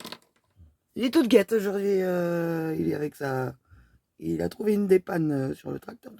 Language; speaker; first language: French; native; French